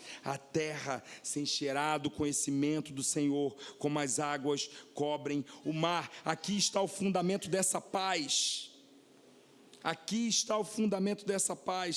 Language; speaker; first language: Portuguese; native; Portuguese